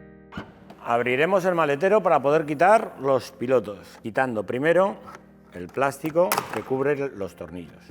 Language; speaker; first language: Spanish; native; Spanish